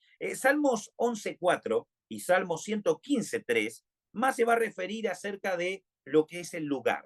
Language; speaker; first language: Spanish; native; Spanish